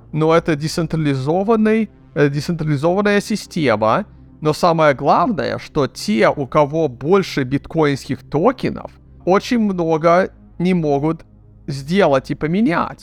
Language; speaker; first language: Russian; early bilingual, heritage; Russian